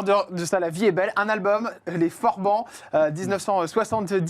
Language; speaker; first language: French; native; French